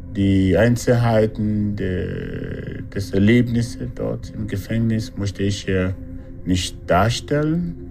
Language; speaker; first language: German; non-native, fluent; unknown